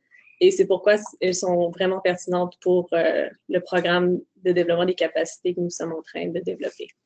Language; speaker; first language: French; native; French